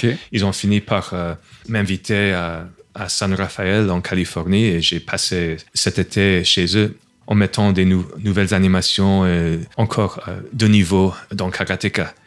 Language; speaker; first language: French; non-native, fluent; English